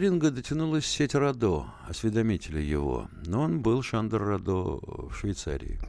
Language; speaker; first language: Russian; native; Russian